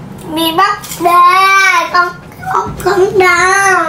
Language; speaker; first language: Vietnamese; early bilingual, heritage; Vietnamese